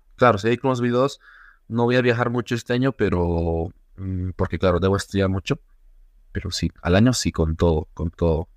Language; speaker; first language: Spanish; native; Spanish